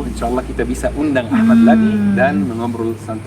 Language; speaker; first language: Indonesian; non-native, fluent; Arabic